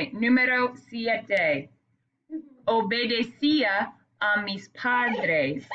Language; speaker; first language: Spanish; non-native, fluent; English